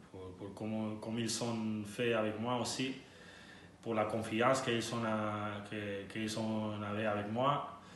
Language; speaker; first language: French; non-native, learner; Spanish